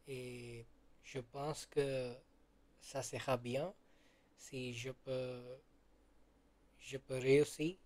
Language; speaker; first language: French; non-native, learner; Gujarati